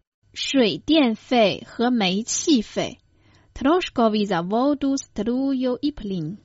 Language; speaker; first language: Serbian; non-native, fluent; Chinese